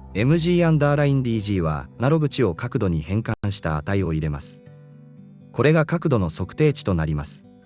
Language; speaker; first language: Japanese; native; Japanese